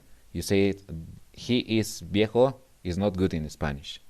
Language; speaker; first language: English; non-native, learner; Spanish